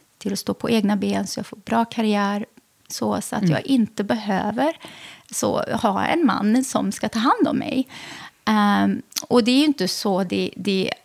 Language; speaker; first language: Swedish; early bilingual, other home language; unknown